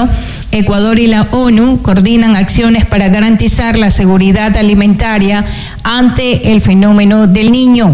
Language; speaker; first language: Spanish; native; Spanish